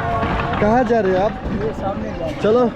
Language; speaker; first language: Hindi; non-native, learner; Bangla